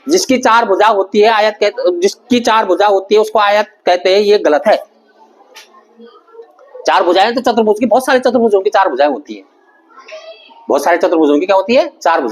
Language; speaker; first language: Hindi; native; Hindi